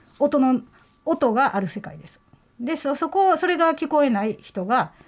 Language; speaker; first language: Japanese; native; Japanese